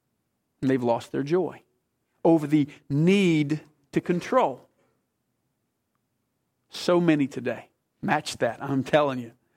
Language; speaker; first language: English; native; English